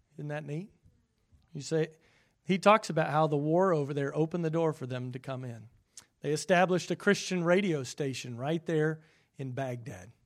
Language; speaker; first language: English; native; English